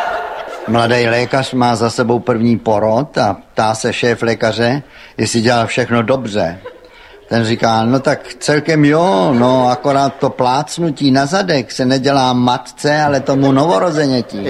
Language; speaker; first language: Czech; native; Czech